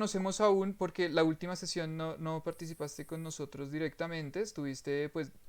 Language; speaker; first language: Spanish; native; Spanish